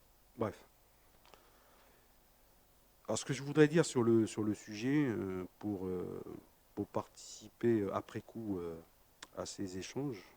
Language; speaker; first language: French; native; French